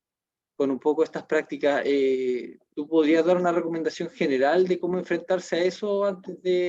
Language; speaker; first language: Spanish; native; Spanish